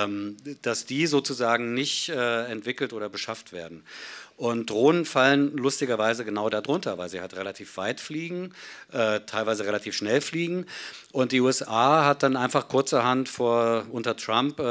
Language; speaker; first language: German; native; German